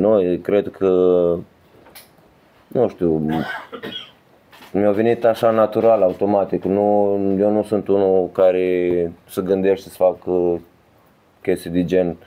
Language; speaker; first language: Romanian; early bilingual, heritage; Romanian